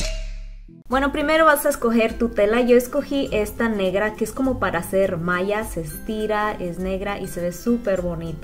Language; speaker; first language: Spanish; native; Spanish